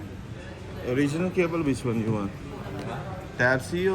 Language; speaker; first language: English; non-native, learner; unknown